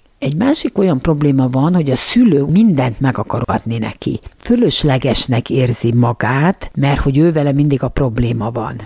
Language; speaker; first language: Hungarian; native; Hungarian